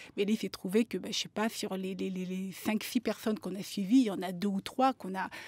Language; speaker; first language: French; native; French